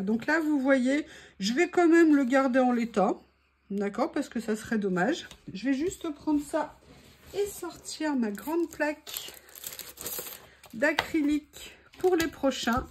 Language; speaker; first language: French; native; French